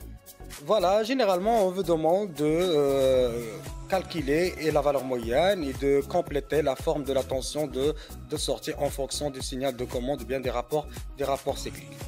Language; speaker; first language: French; non-native, local second language; Arabic